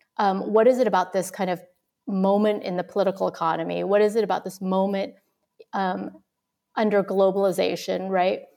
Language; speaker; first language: English; early bilingual, other home language; Vietnamese